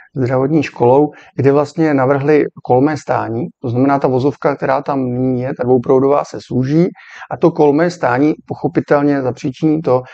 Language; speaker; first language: Czech; native; Czech